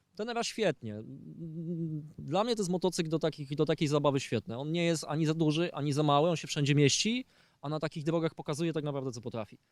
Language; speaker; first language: Polish; native; Polish